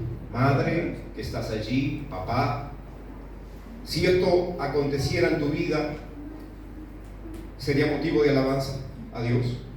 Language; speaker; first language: Spanish; native; Spanish